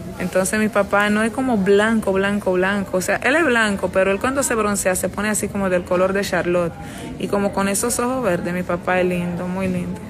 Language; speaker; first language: Spanish; non-native, fluent; Romanian